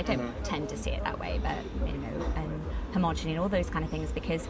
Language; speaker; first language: English; native; English